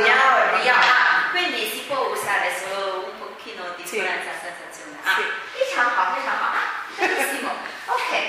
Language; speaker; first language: Italian; non-native, fluent; Chinese